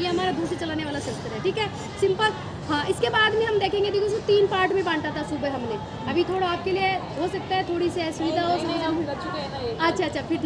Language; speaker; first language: Hindi; native; Hindi